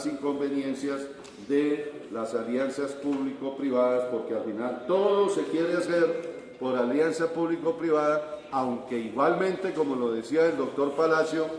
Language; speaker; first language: Spanish; native; Spanish